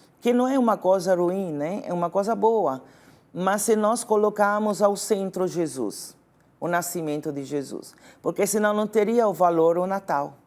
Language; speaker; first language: Portuguese; non-native, fluent; Italian